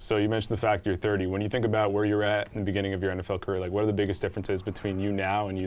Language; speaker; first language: English; native; English